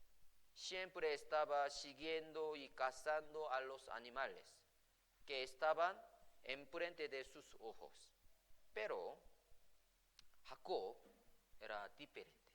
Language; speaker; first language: Spanish; non-native, fluent; Korean